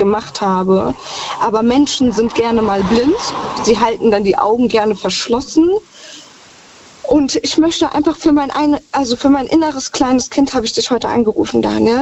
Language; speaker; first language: German; native; German